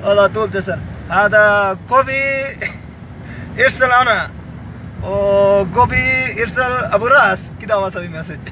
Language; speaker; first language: Arabic; non-native, learner; Punjabi